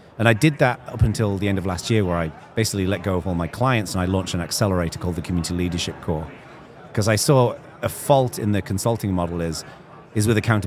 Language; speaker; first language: English; native; English